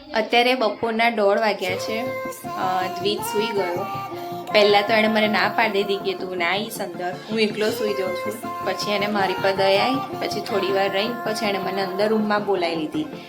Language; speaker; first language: Gujarati; native; Gujarati